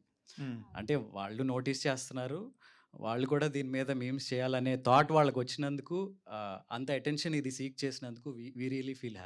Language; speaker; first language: Telugu; native; Telugu